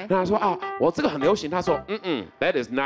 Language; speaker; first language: Chinese; non-native, fluent; English